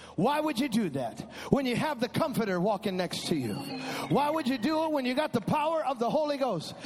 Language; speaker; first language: English; early bilingual, other home language; Spanish